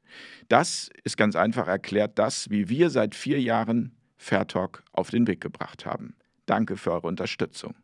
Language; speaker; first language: German; native; German